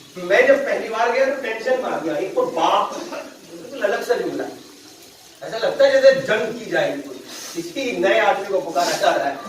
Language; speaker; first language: Urdu; native; Urdu